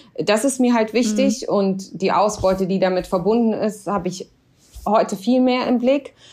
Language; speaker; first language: German; early bilingual, other home language; Arabic